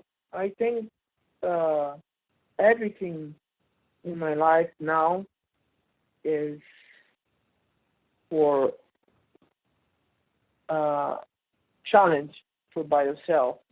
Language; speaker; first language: English; non-native, learner; Portuguese